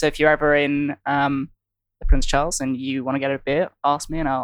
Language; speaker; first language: English; native; English